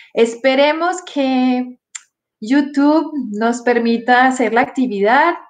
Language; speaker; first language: Spanish; non-native, fluent; French